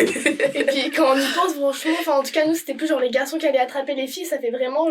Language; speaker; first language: French; native; French